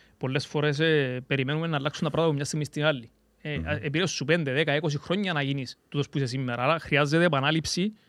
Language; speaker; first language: Greek; native; Greek